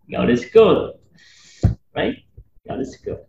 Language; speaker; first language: English; non-native, fluent; Vietnamese